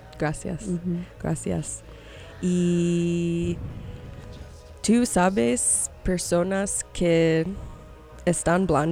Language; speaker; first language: Spanish; non-native, learner; English